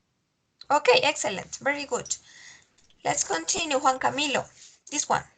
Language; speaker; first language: English; non-native, fluent; Spanish